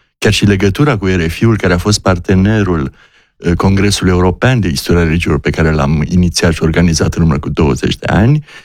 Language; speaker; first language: Romanian; native; Romanian